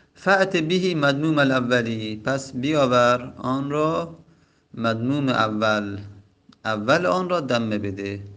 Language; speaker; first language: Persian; non-native, local second language; Azerbaijani